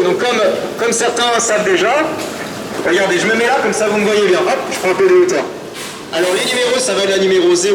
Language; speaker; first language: French; native; French